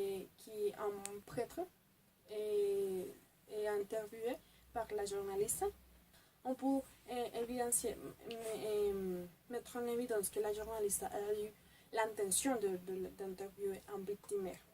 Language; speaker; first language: French; non-native, fluent; Spanish